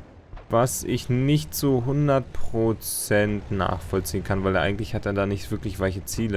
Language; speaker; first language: German; native; German